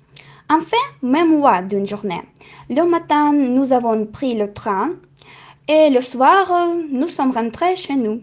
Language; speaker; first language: French; non-native, learner; Russian